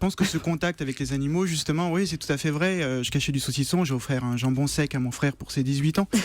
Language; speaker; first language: French; native; French